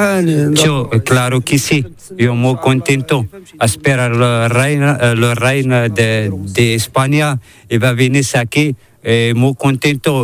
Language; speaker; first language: Spanish; non-native, learner; Arabic